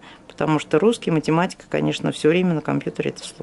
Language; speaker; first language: Russian; native; Russian